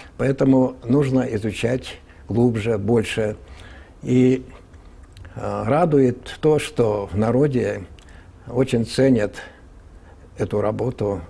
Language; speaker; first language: Russian; non-native, local second language; Ingush